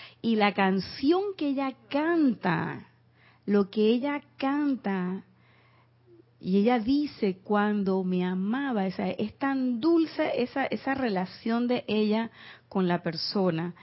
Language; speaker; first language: Spanish; native; Spanish